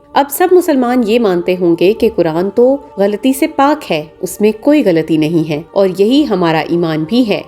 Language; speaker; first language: Urdu; native; Urdu